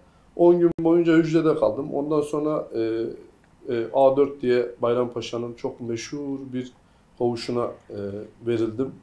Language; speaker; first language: Turkish; native; Turkish